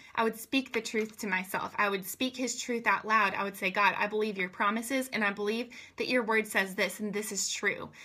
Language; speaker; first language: English; native; English